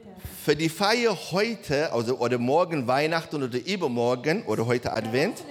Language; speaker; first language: German; non-native, learner; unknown